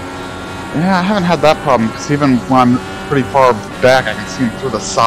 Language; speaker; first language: English; native; English